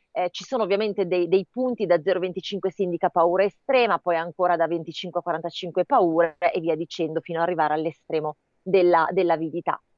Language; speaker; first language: Italian; native; Italian